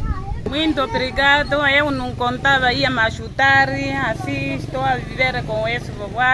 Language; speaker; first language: Portuguese; non-native, local second language; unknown